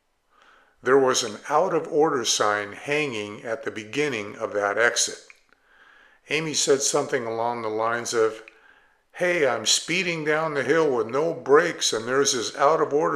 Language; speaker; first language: English; native; English